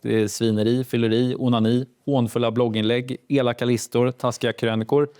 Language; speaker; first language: Swedish; native; Swedish